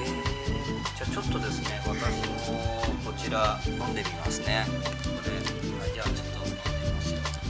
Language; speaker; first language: Japanese; native; Japanese